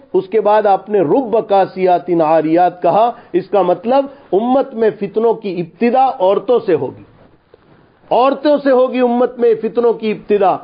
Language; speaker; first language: Urdu; non-native, local second language; Gujarati